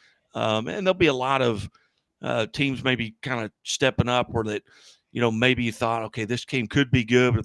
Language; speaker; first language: English; native; English